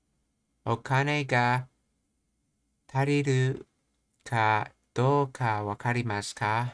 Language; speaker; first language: Japanese; non-native, learner; English